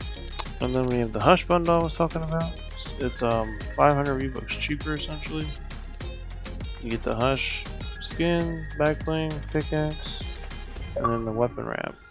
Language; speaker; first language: English; native; English